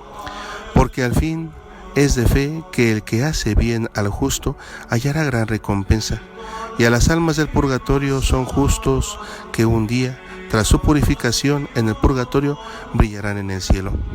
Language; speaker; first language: Spanish; native; Spanish